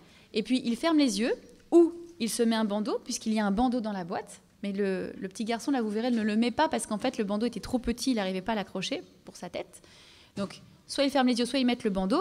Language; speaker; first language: French; native; French